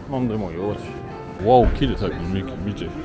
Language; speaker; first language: Japanese; non-native, learner; French